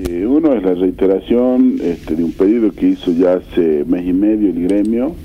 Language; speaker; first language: Spanish; native; Spanish